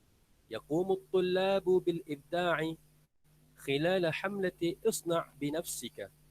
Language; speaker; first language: Arabic; non-native, learner; Malay